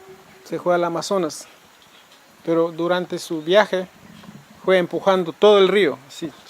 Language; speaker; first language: Spanish; non-native, local second language; Quechua